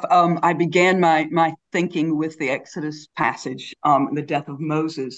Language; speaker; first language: English; native; English